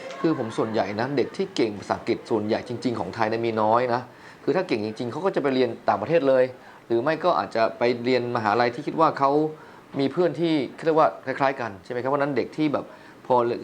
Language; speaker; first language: Thai; native; Thai